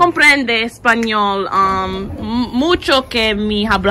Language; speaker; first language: Spanish; non-native, learner; English